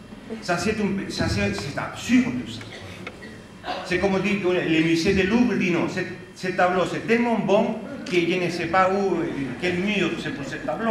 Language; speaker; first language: French; non-native, fluent; Spanish